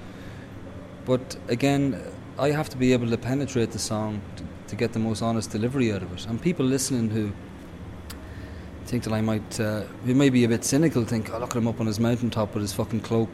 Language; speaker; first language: English; native; English